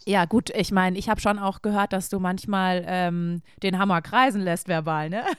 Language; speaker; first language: German; native; German